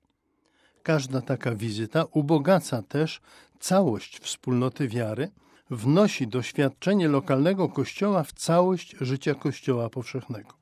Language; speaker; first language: Polish; native; Polish